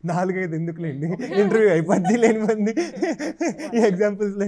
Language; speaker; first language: Telugu; native; Telugu